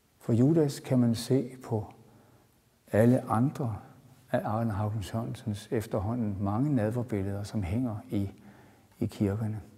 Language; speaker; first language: Danish; native; Danish